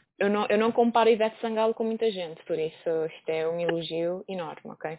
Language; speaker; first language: Portuguese; non-native, local second language; Kabuverdianu